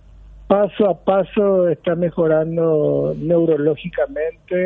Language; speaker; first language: Spanish; native; Spanish